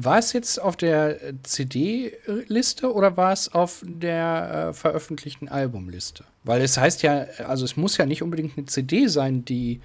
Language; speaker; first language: German; native; German